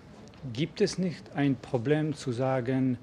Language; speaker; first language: German; non-native, learner; English